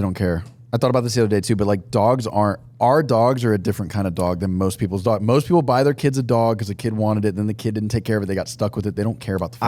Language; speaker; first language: English; native; English